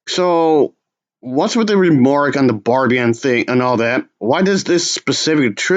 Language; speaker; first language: English; native; English